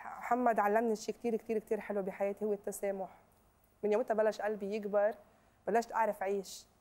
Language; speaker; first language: Arabic; native; Arabic